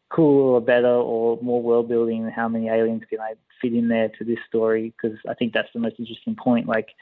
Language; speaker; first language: English; native; English